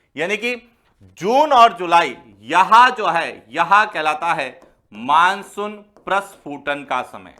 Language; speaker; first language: Hindi; native; Hindi